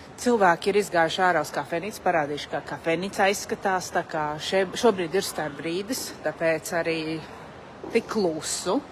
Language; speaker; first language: Latvian; early bilingual, heritage; Latvian